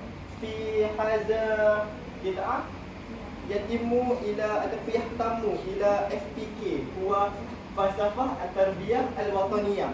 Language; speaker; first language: Arabic; non-native, learner; Malay